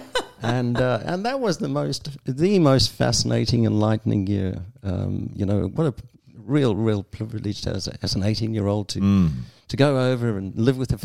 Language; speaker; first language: English; native; English